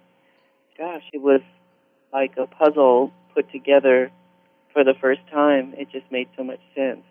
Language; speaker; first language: English; native; English